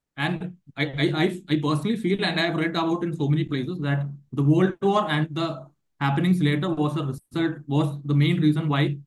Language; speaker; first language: English; non-native, local second language; Malayalam